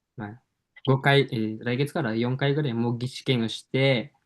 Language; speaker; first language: Japanese; non-native, fluent; Indonesian